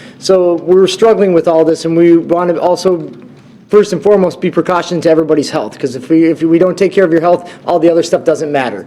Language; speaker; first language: English; native; English